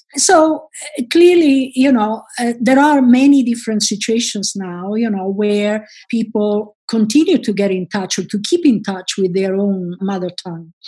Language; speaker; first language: English; non-native, fluent; Italian